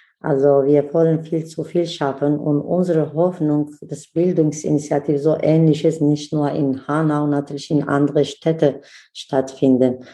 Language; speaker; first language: German; non-native, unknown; Kurdish